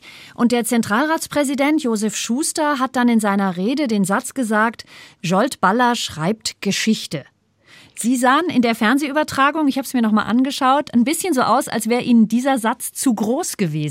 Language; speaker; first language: German; native; German